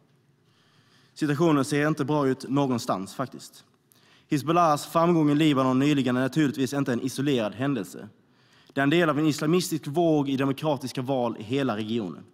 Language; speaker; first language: Swedish; native; Swedish